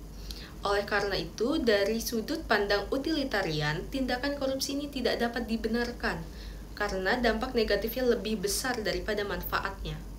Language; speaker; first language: Indonesian; native; Indonesian